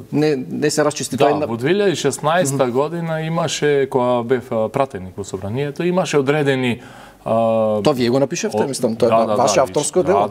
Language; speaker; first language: Macedonian; native; Macedonian